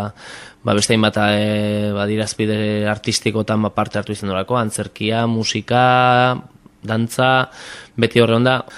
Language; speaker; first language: Basque; native; Basque